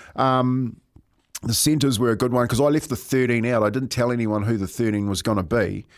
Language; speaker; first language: English; native; English